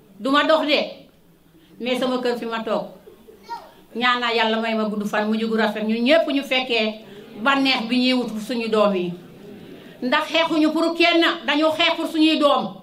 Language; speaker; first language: Wolof; non-native, local second language; Jola-Fonyi